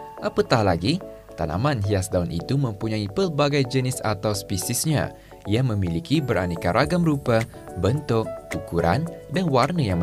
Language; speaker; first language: Malay; native; Malay